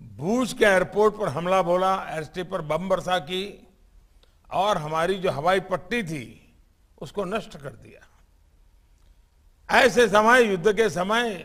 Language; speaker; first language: Hindi; non-native, local second language; Gujarati